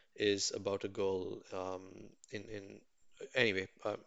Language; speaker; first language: English; non-native, local second language; Tamil